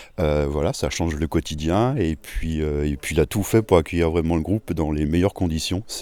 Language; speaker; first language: French; native; French